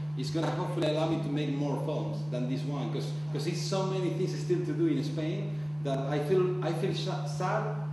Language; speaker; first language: English; non-native, fluent; Spanish